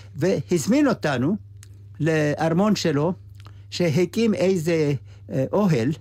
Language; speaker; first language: Hebrew; non-native, fluent; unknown